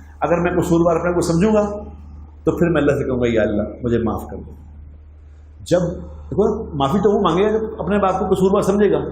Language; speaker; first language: Urdu; non-native, local second language; Punjabi